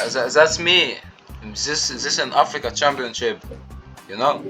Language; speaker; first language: English; non-native, learner; Arabic